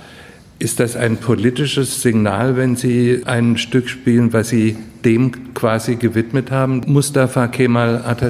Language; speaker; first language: German; native; German